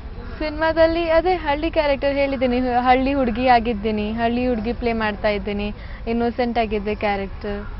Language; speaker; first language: Kannada; early bilingual, heritage; Kannada